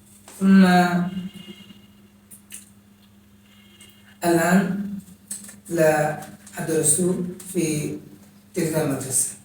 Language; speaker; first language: Arabic; non-native, learner; Bangla